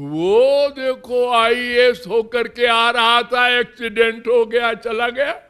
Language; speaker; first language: Hindi; native; Hindi